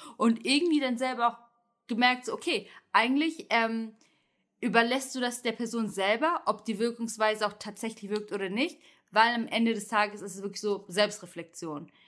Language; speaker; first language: German; early bilingual, other home language; Turkish